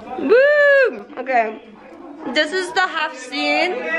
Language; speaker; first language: English; early bilingual, other home language; Persian